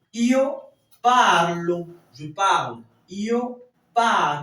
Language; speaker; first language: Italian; non-native, fluent; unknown